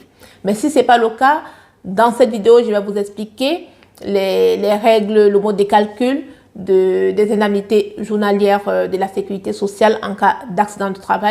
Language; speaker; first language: French; native; French